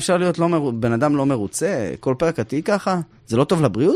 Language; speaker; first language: Hebrew; native; Hebrew